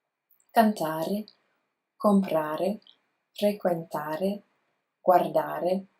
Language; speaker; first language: Italian; non-native, learner; English